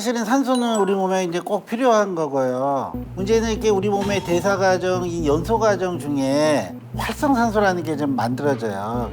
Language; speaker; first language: Korean; native; Korean